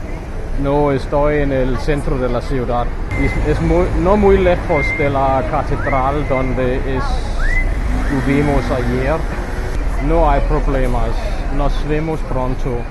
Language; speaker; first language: Spanish; non-native, learner; Danish